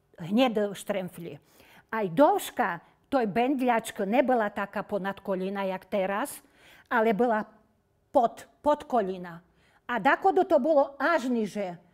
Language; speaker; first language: Slovak; non-native, local second language; Rusyn